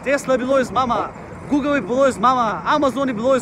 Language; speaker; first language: Bulgarian; native; Bulgarian